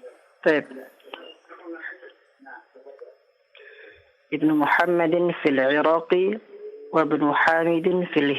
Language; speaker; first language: Arabic; non-native, learner; Indonesian